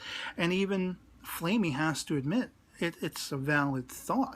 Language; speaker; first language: English; native; English